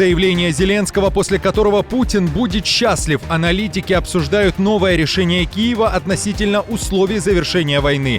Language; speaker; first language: Russian; native; Russian